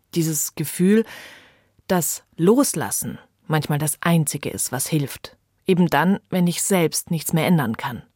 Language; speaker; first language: German; early bilingual, other home language; French